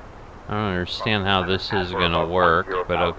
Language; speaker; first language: English; native; English